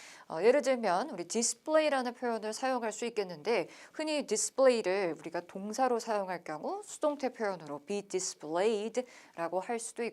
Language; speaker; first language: Korean; native; Korean